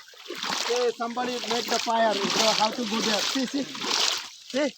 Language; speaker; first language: English; non-native, learner; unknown